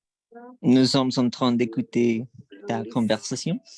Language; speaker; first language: French; non-native, learner; Spanish